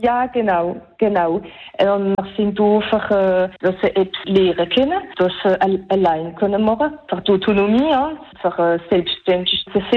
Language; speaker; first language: German; non-native, local second language; French